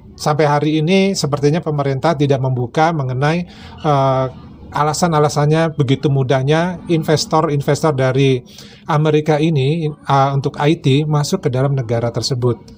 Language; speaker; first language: Indonesian; native; Indonesian